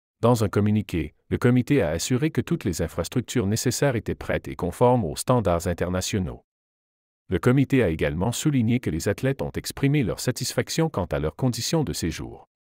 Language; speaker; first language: French; native; French